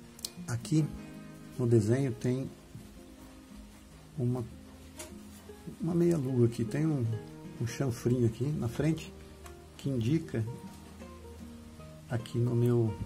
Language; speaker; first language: Portuguese; native; Portuguese